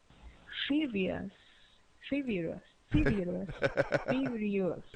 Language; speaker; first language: English; non-native, learner; Spanish